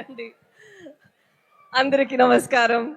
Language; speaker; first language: Telugu; non-native, local second language; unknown